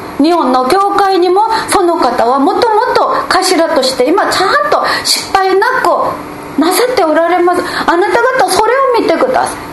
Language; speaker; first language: Japanese; non-native, fluent; Korean